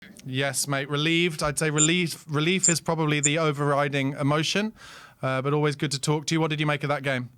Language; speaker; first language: English; native; English